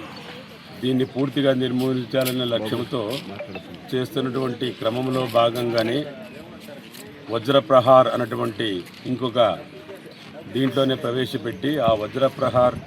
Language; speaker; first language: Telugu; native; Telugu